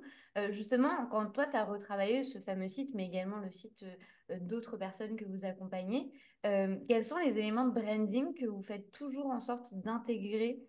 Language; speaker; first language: French; native; French